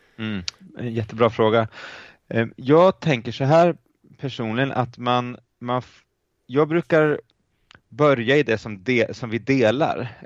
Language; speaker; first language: Swedish; native; Swedish